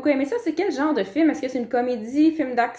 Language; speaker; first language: French; native; French